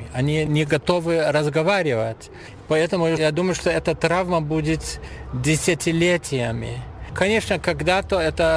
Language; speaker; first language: Russian; non-native, fluent; German